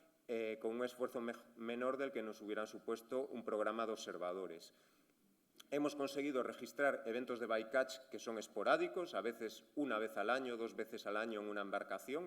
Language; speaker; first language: Spanish; native; Spanish